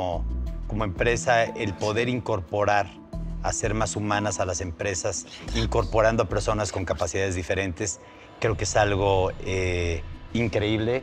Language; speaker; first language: Spanish; native; Spanish